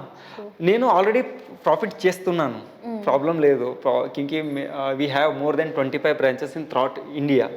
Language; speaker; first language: Telugu; non-native, local second language; Hindi